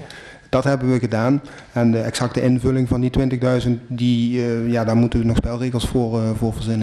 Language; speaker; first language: Dutch; native; Dutch